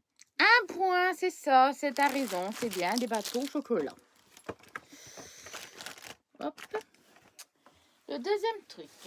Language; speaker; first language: French; native; French